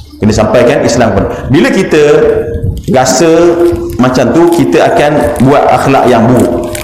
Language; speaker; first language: Malay; native; Malay